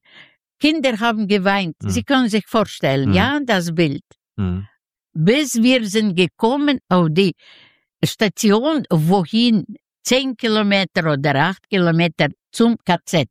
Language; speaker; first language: German; non-native, learner; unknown